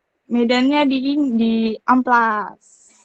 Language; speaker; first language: Indonesian; native; Indonesian